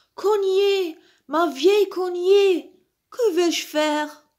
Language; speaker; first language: French; non-native, local second language; Arabic